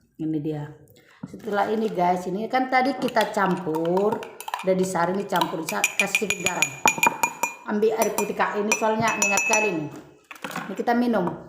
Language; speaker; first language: Indonesian; non-native, local second language; Batak Toba